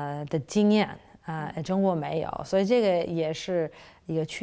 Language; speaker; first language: Chinese; non-native, fluent; English